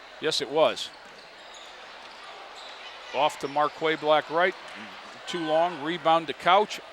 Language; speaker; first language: English; native; English